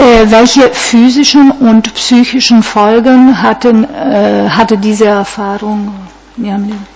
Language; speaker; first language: German; non-native, fluent; Italian